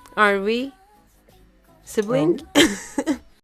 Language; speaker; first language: English; non-native, learner; Turkish